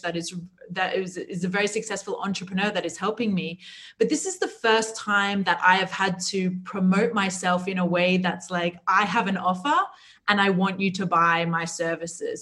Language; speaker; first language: English; native; English